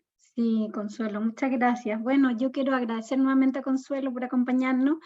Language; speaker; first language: Spanish; native; Spanish